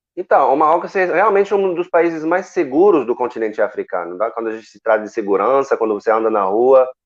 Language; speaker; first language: Portuguese; non-native, fluent; Arabic